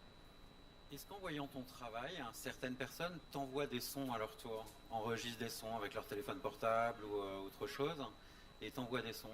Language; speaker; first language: French; native; French